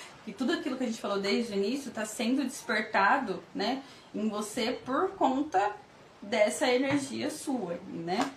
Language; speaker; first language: Portuguese; native; Portuguese